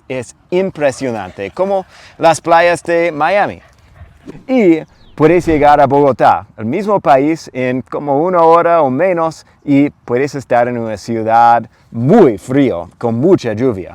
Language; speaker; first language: Spanish; non-native, fluent; English